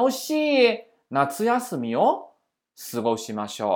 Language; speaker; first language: Japanese; non-native, fluent; Chinese